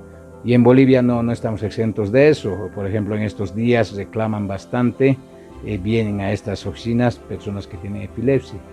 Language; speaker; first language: Spanish; native; Spanish